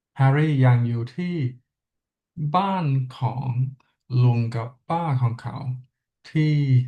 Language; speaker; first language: Thai; non-native, learner; English